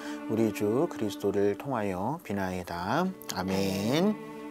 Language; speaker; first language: Korean; native; Korean